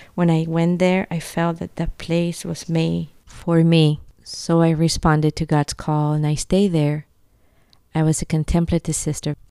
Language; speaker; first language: English; non-native, fluent; Spanish